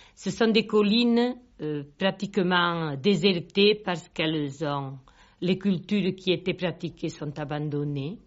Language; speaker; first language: French; non-native, local second language; Catalan